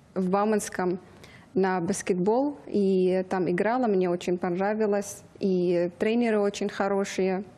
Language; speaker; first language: Russian; non-native, fluent; Persian